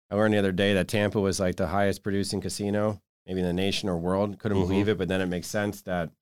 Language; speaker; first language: English; native; English